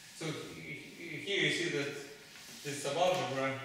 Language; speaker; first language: English; non-native, fluent; Russian